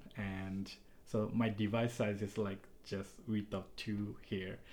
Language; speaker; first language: English; non-native, local second language; Bangla